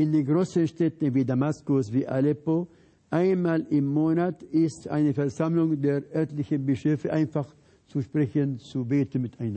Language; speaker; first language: German; non-native, fluent; Arabic